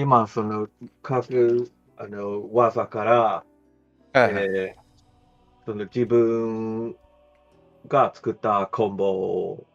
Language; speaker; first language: Japanese; non-native, fluent; English